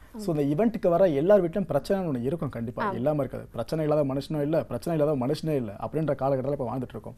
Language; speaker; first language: Tamil; native; Tamil